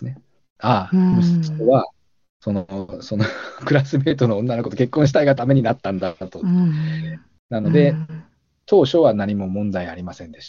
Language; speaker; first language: Japanese; native; Japanese